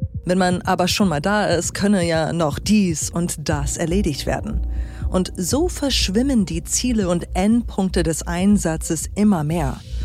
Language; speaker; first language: German; native; German